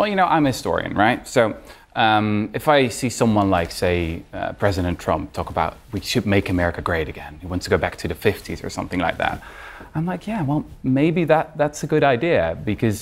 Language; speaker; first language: English; non-native, fluent; Dutch